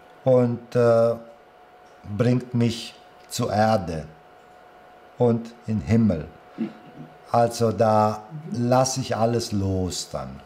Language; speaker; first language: German; non-native, fluent; Italian